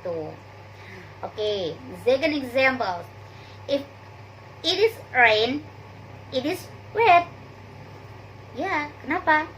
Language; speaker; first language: English; non-native, learner; Indonesian